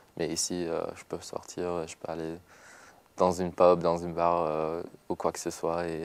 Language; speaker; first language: French; non-native, learner; English